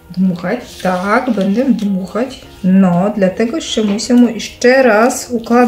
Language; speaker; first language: Polish; non-native, learner; Ukrainian